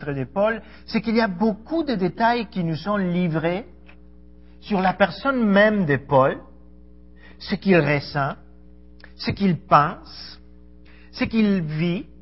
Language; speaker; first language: French; non-native, fluent; Spanish